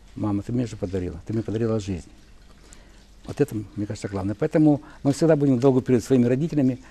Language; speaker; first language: Russian; non-native, local second language; Ukrainian